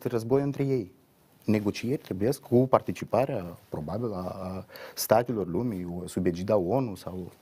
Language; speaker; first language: Romanian; native; Romanian